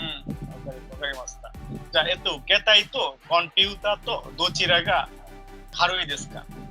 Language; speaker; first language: Japanese; non-native, fluent; Bangla